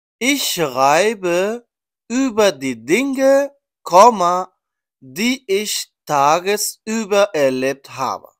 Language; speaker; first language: German; non-native, learner; Persian